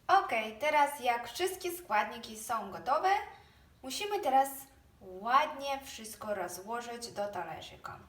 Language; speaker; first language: Polish; non-native, fluent; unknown